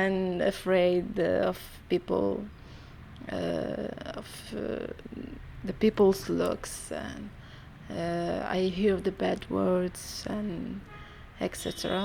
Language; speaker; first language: English; non-native, learner; Arabic